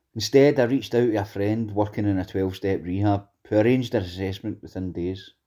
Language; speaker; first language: English; native; English